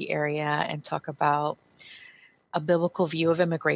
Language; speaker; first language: English; early bilingual, other home language; Spanish